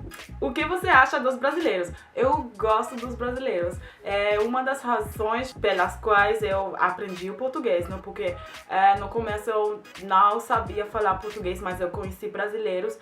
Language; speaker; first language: Portuguese; non-native, fluent; German